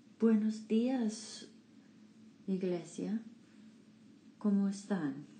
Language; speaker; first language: Spanish; non-native, learner; English